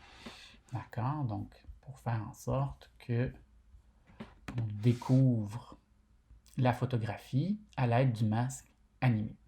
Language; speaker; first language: French; native; French